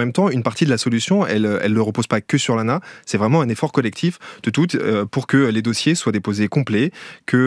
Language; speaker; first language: French; native; French